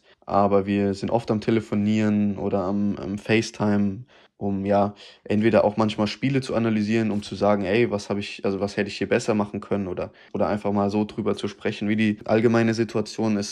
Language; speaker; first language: German; native; German